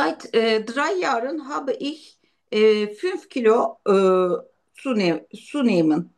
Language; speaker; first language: German; non-native, learner; Turkish